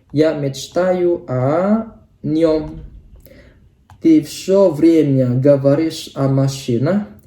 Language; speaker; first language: Russian; non-native, learner; Indonesian